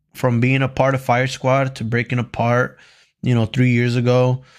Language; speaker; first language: English; early bilingual, other home language; Spanish